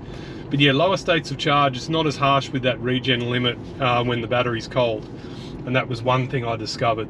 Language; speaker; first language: English; native; English